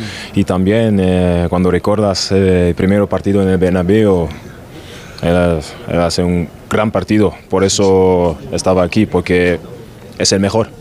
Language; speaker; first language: Spanish; non-native, fluent; German